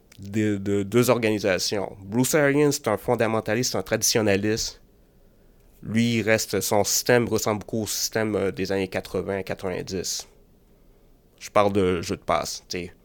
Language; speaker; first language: French; native; French